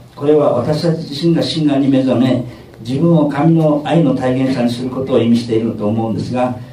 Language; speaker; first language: Japanese; native; Japanese